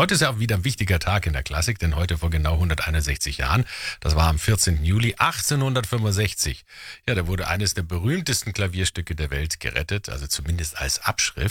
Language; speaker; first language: German; native; German